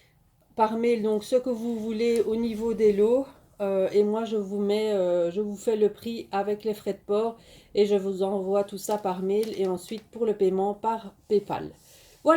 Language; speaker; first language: French; native; French